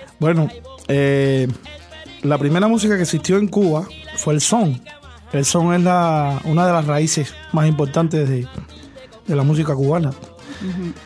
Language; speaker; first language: Spanish; native; Spanish